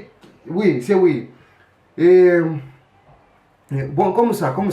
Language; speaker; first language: French; non-native, learner; Kabuverdianu